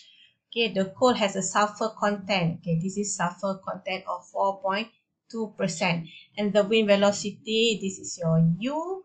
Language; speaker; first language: English; non-native, local second language; Malay